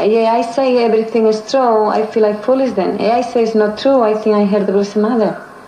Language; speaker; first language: English; non-native, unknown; Spanish